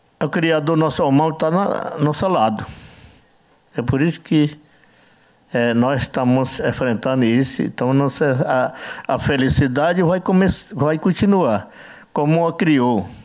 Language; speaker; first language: Portuguese; non-native, learner; Yanomámi